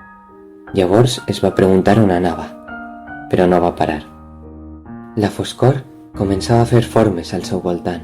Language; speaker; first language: Catalan; native; Catalan